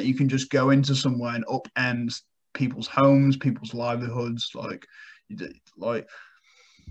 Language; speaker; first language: English; native; English